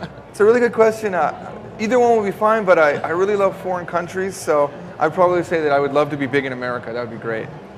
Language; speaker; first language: English; native; English